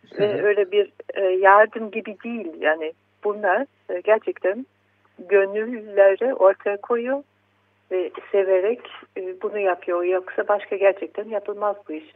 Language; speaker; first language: Turkish; non-native, fluent; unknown